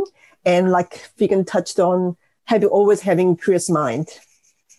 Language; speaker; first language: English; non-native, fluent; Korean